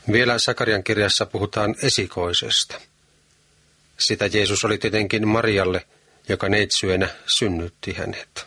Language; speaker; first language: Finnish; native; Finnish